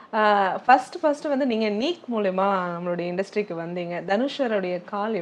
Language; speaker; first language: Tamil; native; Tamil